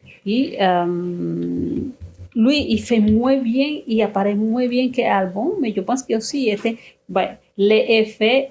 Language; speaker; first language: French; non-native, fluent; Spanish